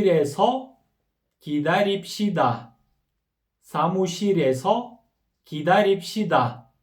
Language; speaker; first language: Korean; non-native, fluent; Kyrgyz